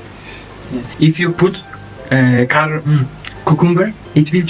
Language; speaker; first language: English; non-native, learner; Turkish